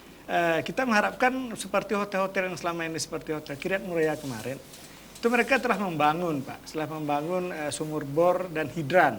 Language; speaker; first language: Malay; native; Malay